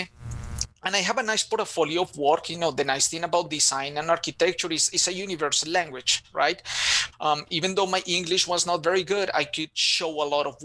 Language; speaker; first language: English; non-native, fluent; Spanish